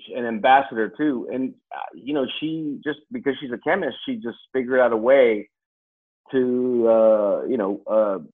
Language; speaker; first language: English; early bilingual, other home language; Filipino